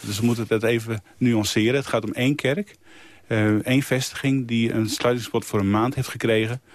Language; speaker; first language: Dutch; native; Dutch